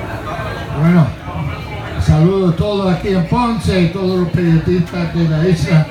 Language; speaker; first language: Spanish; non-native, fluent; English